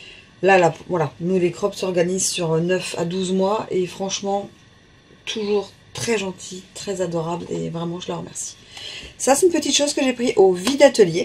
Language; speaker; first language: French; native; French